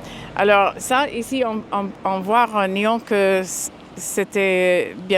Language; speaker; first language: French; non-native, fluent; English